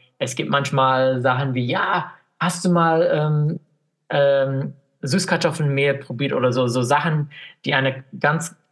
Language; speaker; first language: German; non-native, fluent; English